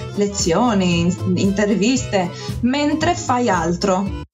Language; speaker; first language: Italian; native; Italian